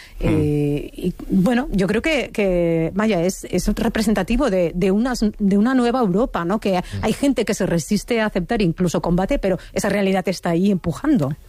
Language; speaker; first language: Spanish; native; Spanish